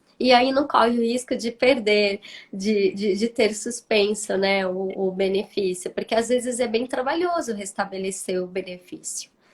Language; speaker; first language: Portuguese; native; Portuguese